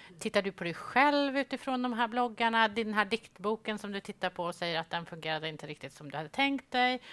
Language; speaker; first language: Swedish; native; Swedish